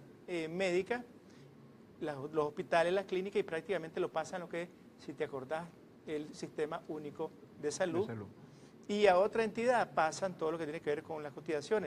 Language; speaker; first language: Spanish; native; Spanish